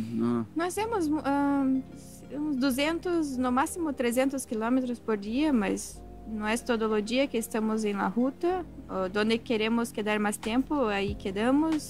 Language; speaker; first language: Spanish; non-native, learner; Portuguese